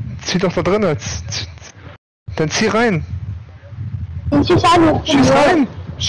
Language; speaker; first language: German; native; German